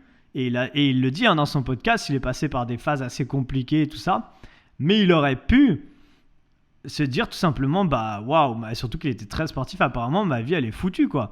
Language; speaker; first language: French; native; French